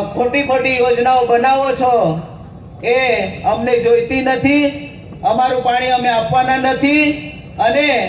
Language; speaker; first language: Gujarati; non-native, local second language; Kukna